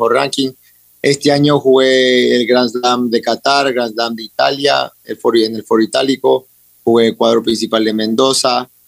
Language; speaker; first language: Spanish; native; Spanish